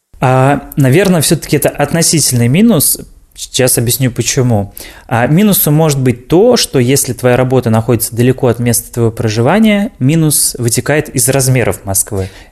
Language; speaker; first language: Russian; native; Russian